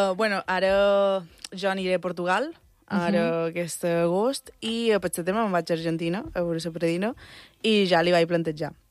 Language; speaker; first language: Catalan; early bilingual, other home language; Spanish